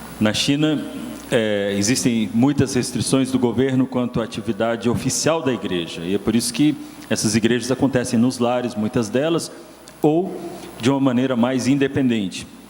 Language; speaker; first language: Portuguese; native; Portuguese